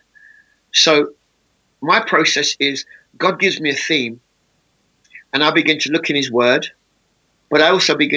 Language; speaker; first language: English; native; English